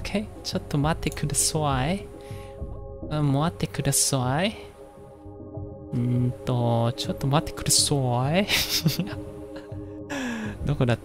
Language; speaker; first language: Japanese; non-native, learner; Indonesian